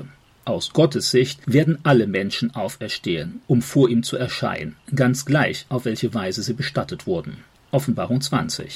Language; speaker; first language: German; native; German